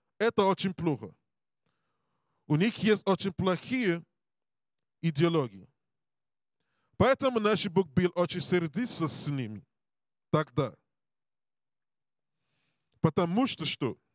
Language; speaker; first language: Russian; non-native, learner; English